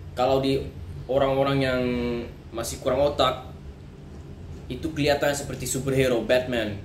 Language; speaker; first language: Indonesian; early bilingual, other home language; Dutch